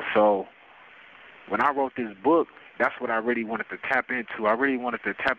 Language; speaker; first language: English; native; English